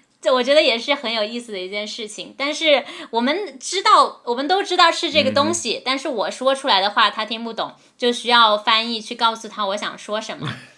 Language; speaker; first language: Chinese; native; Chinese